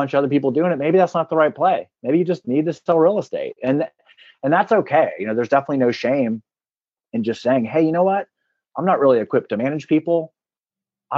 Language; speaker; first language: English; native; English